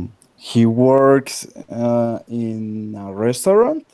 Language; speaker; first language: English; non-native, learner; Spanish